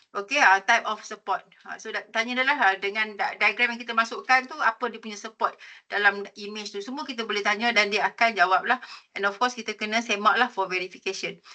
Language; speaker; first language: Malay; native; Malay